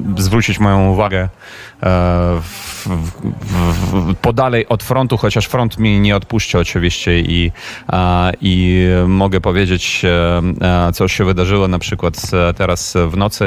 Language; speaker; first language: Polish; non-native, fluent; Ukrainian